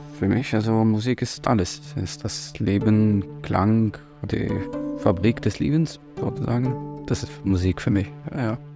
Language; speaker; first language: German; non-native, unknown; Arabic